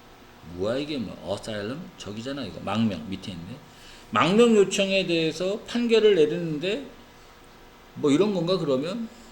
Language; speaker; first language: Korean; native; Korean